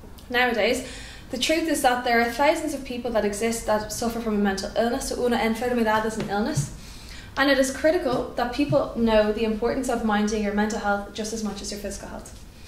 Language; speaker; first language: English; native; English